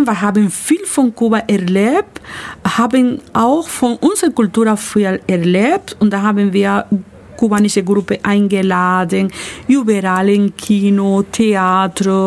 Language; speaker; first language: German; non-native, learner; Spanish